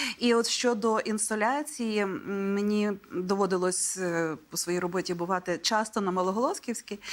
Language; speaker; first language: Ukrainian; native; Ukrainian